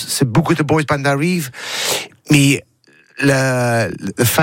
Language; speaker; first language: French; non-native, learner; English